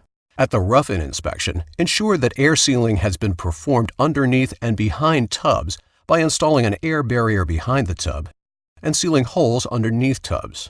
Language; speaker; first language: English; native; English